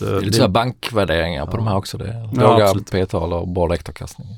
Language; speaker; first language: Swedish; native; Swedish